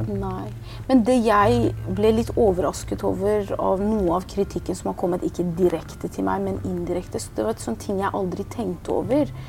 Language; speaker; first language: Norwegian; early bilingual, other home language; Persian